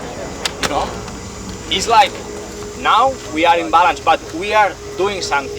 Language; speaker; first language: English; non-native, fluent; Spanish